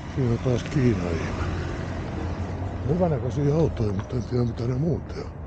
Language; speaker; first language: Finnish; native; Finnish